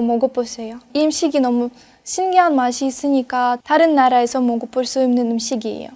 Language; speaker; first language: Korean; non-native, fluent; Russian